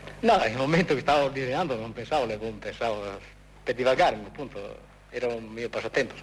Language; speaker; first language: Italian; native; Italian